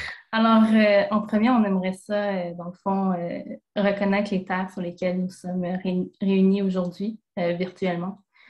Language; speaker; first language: French; native; French